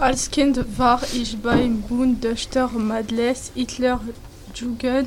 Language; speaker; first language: German; non-native, learner; French